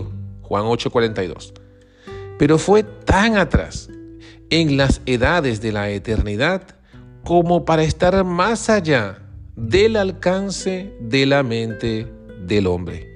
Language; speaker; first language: Spanish; native; Spanish